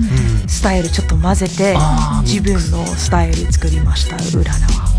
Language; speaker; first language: Japanese; non-native, learner; English